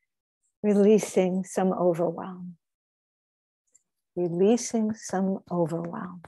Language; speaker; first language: English; native; English